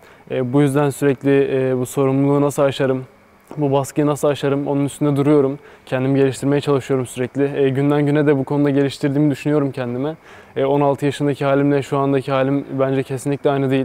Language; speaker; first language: Turkish; native; Turkish